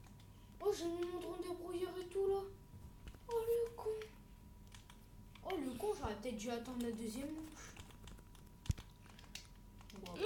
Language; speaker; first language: French; native; French